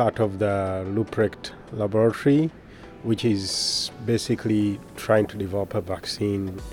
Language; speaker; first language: English; non-native, local second language; Ganda